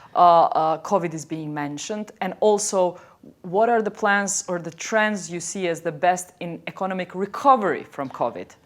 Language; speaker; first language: English; non-native, fluent; Albanian